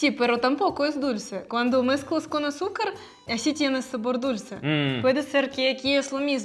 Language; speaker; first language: Spanish; non-native, fluent; Russian